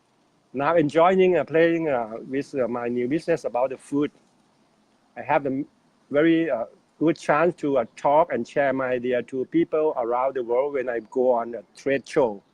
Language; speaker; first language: English; non-native, fluent; Thai